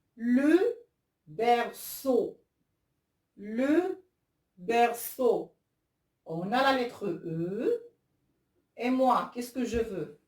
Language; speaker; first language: French; non-native, local second language; Arabic